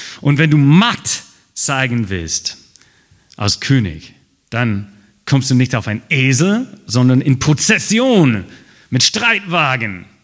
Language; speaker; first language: German; non-native, fluent; English